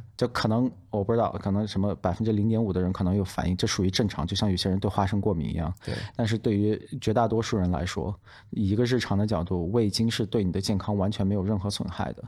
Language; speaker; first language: Chinese; native; Chinese